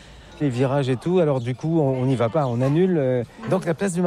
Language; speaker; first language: French; native; French